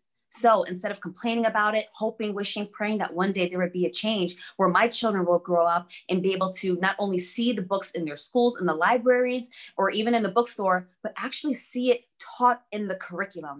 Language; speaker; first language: English; early bilingual, other home language; German